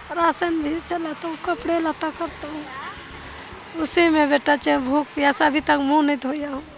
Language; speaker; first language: Hindi; native; Hindi